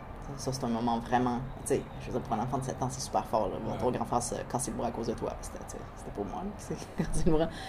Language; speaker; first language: French; early bilingual, other home language; Spanish